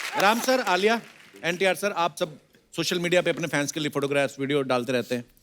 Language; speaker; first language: Hindi; non-native, local second language; Punjabi